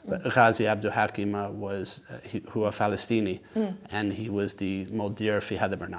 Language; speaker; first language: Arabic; non-native, learner; English